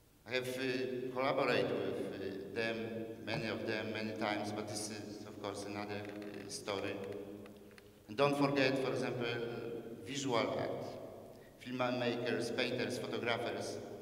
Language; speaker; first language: English; non-native, learner; Polish